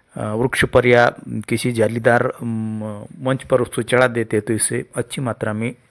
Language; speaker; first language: Hindi; non-native, local second language; Marathi